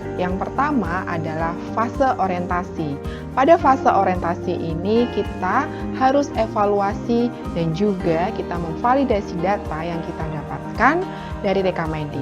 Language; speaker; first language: Indonesian; native; Indonesian